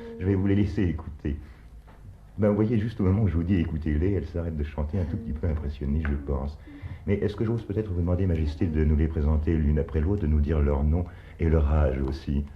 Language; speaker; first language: French; native; French